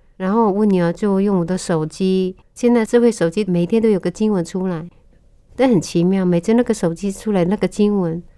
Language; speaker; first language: Chinese; non-native, local second language; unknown